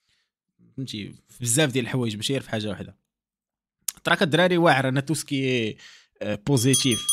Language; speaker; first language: Arabic; native; Arabic